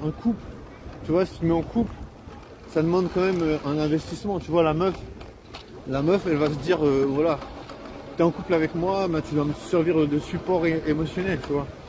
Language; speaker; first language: French; native; French